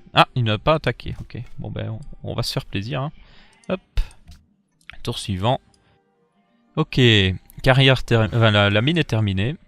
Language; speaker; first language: French; native; French